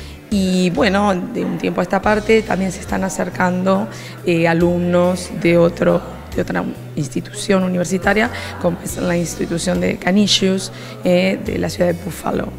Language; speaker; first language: Spanish; native; Spanish